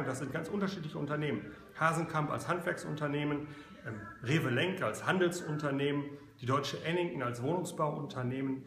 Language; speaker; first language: German; native; German